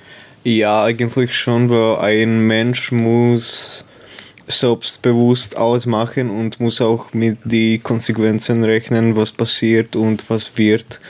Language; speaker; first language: German; non-native, local second language; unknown